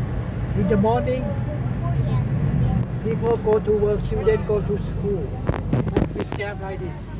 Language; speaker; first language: English; non-native, learner; Thai